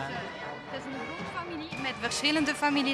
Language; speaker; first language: Dutch; non-native, local second language; French